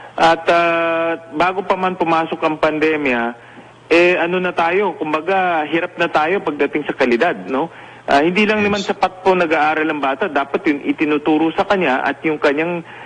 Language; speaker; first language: Filipino; native; Filipino